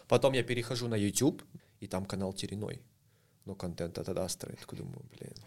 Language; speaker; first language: Russian; native; Russian